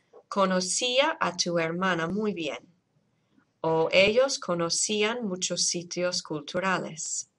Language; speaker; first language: Spanish; non-native, fluent; English